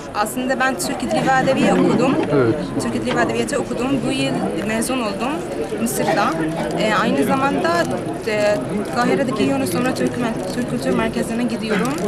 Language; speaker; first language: Turkish; non-native, fluent; Arabic